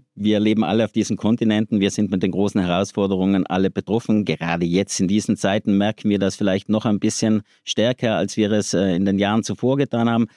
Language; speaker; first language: German; native; German